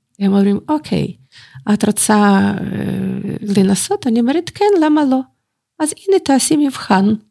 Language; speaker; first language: Hebrew; non-native, fluent; Russian